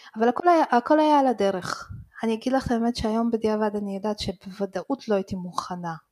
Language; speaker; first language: Hebrew; early bilingual, other home language; Russian